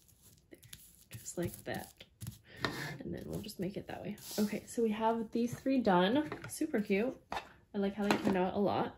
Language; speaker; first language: English; native; English